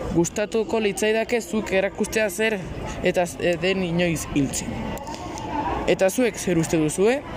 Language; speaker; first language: Basque; non-native, local second language; Spanish